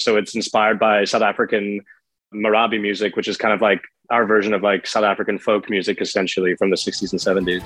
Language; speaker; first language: English; native; English